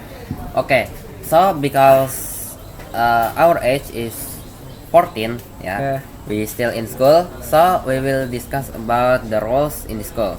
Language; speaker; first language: English; non-native, learner; Indonesian